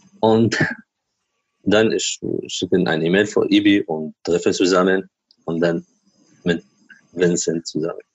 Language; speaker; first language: German; non-native, learner; Arabic